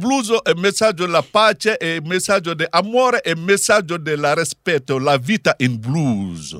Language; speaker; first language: Italian; non-native, learner; Bambara